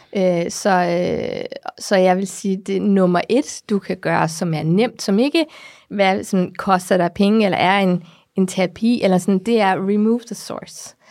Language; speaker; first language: Danish; early bilingual, heritage; Danish